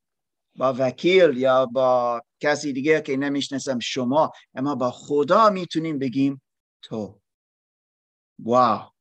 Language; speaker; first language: Persian; non-native, learner; English